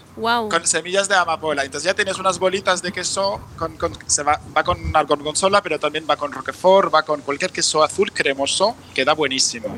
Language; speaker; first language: Spanish; non-native, fluent; French